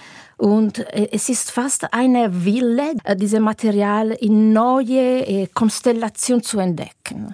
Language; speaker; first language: German; non-native, fluent; Italian